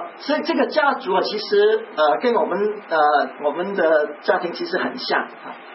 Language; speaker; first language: Chinese; native; Chinese